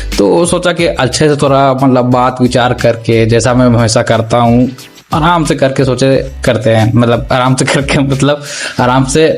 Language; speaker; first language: Hindi; native; Hindi